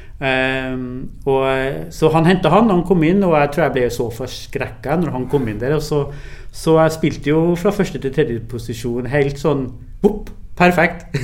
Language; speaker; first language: Norwegian; early bilingual, other home language; English